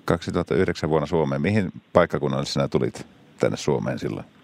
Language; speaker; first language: Finnish; native; Finnish